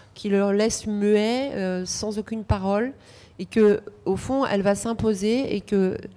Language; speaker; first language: French; non-native, fluent; Romanian